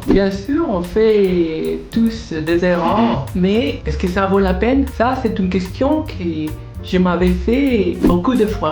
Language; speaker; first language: French; non-native, learner; Spanish